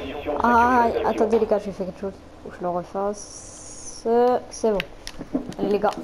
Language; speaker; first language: French; native; French